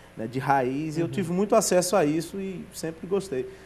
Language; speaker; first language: Portuguese; native; Portuguese